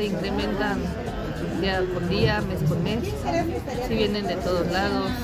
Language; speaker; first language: Spanish; native; Spanish